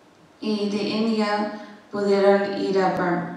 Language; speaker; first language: Spanish; non-native, learner; English